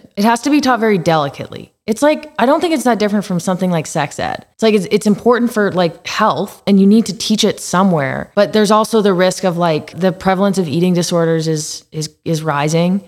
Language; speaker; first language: English; native; English